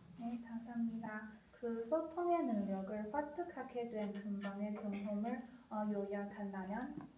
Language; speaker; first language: Korean; non-native, learner; Chinese